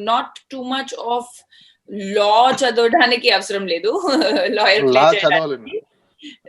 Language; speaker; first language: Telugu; non-native, fluent; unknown